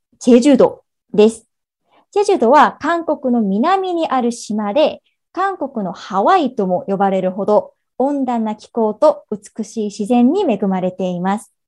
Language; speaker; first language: Japanese; non-native, fluent; Korean